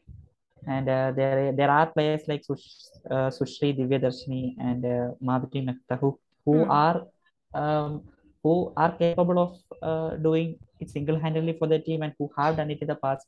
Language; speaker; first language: English; non-native, local second language; Malayalam